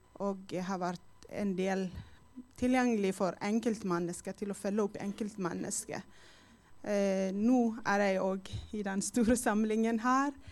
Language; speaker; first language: Norwegian; non-native, fluent; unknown